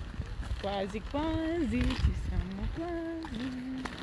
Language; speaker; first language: Italian; non-native, fluent; Dutch